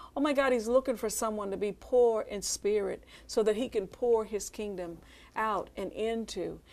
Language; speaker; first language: English; native; English